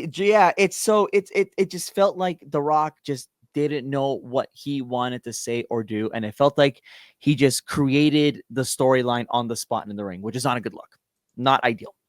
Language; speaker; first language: English; native; English